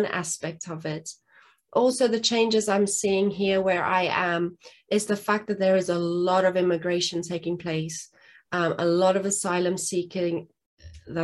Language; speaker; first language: English; non-native, local second language; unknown